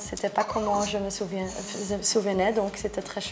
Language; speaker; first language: French; non-native, local second language; Dutch